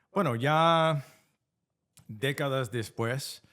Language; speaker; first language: Spanish; non-native, fluent; English